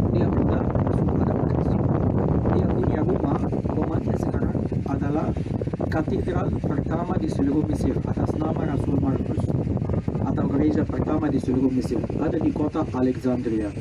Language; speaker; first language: Indonesian; non-native, fluent; Arabic